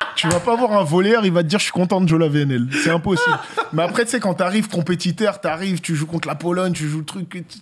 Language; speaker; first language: French; native; French